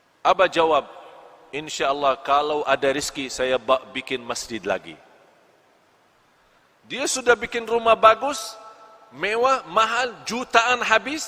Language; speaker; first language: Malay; non-native, fluent; Arabic